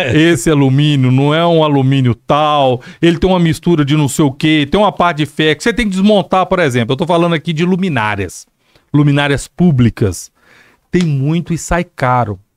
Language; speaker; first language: Portuguese; native; Portuguese